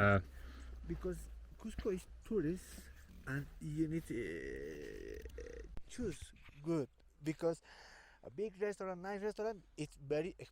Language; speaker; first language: English; non-native, learner; Spanish